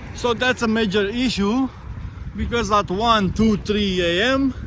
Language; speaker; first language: English; non-native, fluent; Romanian